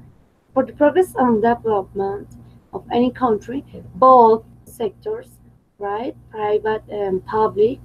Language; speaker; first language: English; non-native, fluent; Spanish